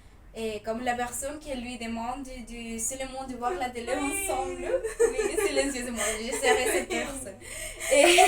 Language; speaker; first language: French; non-native, fluent; Spanish